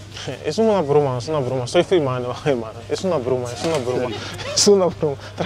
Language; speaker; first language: Spanish; non-native, learner; Papiamento